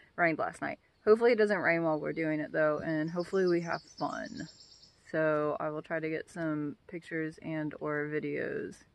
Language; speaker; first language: English; native; English